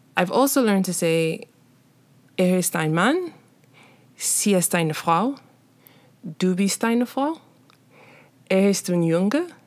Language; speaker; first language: German; non-native, learner; English